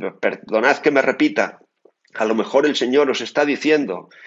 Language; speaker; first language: Spanish; native; Spanish